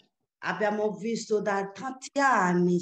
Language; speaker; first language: Italian; non-native, learner; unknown